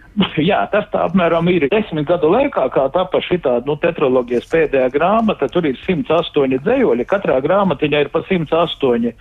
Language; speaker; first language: Latvian; native; Latvian